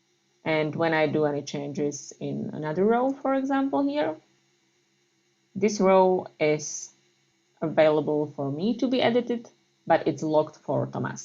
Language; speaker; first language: English; non-native, fluent; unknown